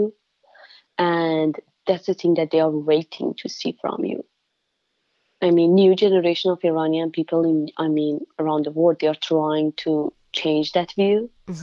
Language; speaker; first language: English; non-native, fluent; Persian